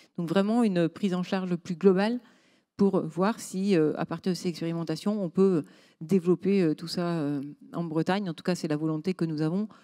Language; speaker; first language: French; native; French